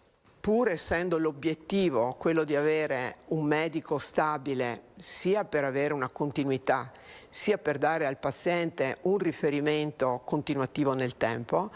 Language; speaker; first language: Italian; native; Italian